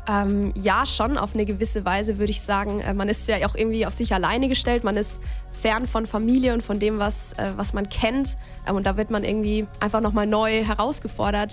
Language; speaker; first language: German; native; German